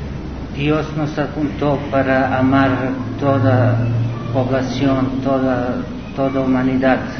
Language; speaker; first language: Spanish; non-native, learner; Serbian